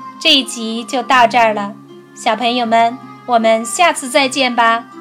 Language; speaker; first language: Chinese; native; Chinese